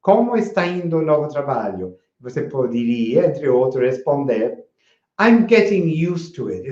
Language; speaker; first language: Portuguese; non-native, fluent; English